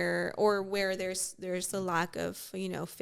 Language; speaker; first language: English; native; English